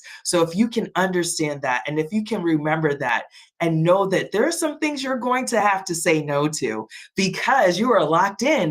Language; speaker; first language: English; native; English